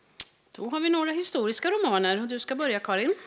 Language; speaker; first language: Swedish; native; Swedish